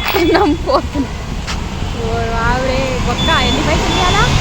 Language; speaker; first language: Telugu; native; Telugu